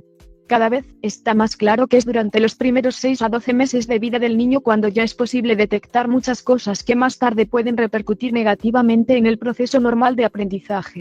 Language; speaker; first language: Spanish; native; Spanish